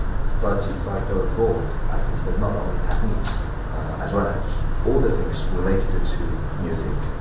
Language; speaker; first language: English; non-native, fluent; Chinese